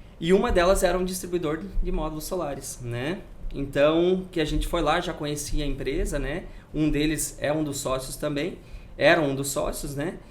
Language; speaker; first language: Portuguese; native; Portuguese